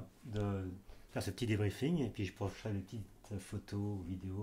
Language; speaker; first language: French; native; French